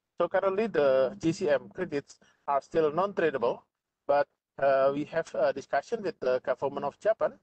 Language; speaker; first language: English; non-native, fluent; Indonesian